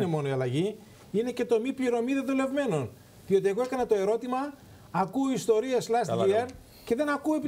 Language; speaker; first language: Greek; native; Greek